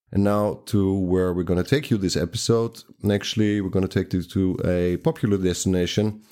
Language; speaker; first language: English; non-native, fluent; Dutch